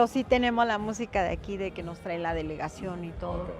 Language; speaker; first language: Spanish; native; Spanish